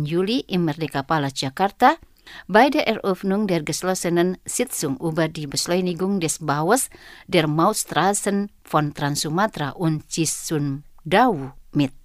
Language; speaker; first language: German; non-native, fluent; Indonesian